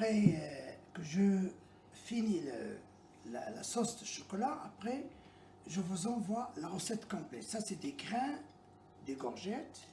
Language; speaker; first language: French; non-native, local second language; Arabic